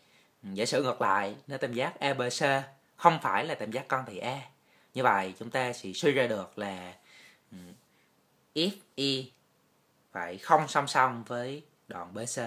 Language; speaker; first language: Vietnamese; native; Vietnamese